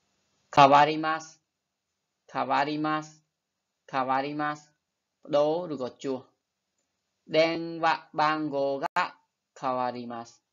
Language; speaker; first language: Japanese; non-native, fluent; Khmer